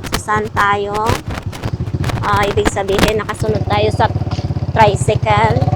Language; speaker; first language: Filipino; non-native, local second language; Masbatenyo